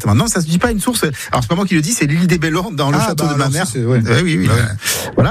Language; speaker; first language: French; native; French